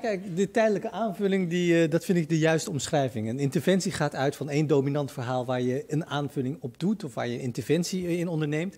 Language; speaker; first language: Dutch; native; Dutch